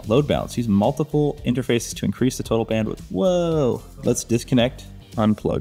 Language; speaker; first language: English; native; English